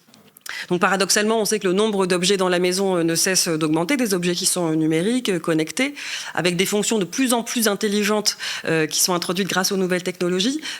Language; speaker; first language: French; native; French